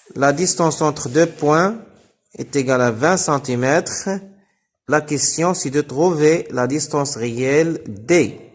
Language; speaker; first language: French; non-native, local second language; Arabic